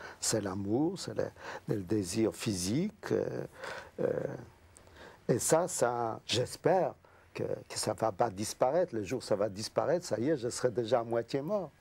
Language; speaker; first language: French; non-native, fluent; Yiddish